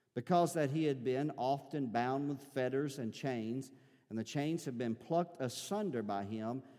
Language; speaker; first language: English; native; English